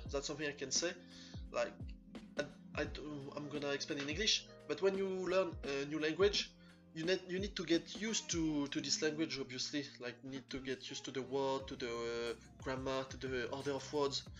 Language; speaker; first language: English; non-native, fluent; French